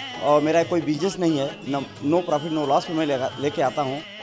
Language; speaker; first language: Hindi; native; Hindi